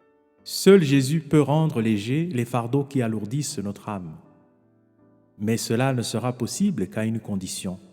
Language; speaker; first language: French; non-native, local second language; Kinyarwanda